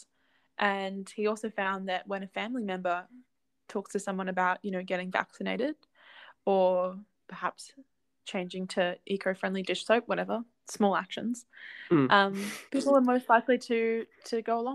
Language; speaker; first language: English; native; English